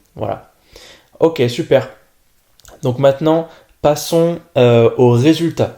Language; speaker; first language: French; native; French